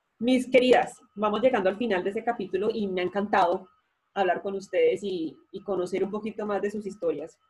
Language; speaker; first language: Spanish; native; Spanish